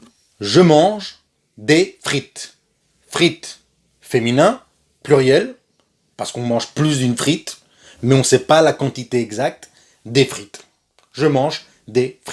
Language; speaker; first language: French; non-native, fluent; Spanish